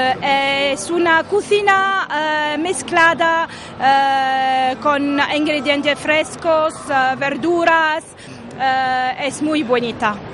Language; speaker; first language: Spanish; non-native, local second language; Arabic